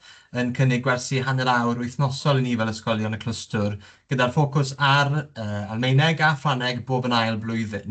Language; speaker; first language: Welsh; native; Welsh